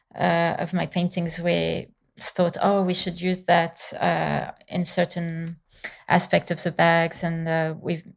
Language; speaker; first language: English; non-native, fluent; French